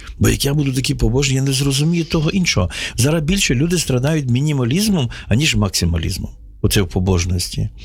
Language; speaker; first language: Ukrainian; native; Ukrainian